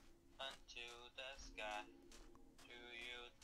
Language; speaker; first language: English; native; English